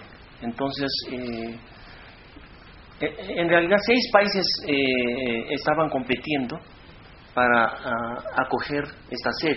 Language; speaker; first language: Spanish; non-native, fluent; Korean